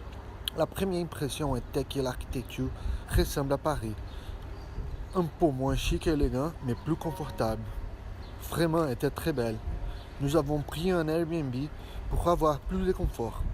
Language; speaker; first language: French; non-native, learner; Portuguese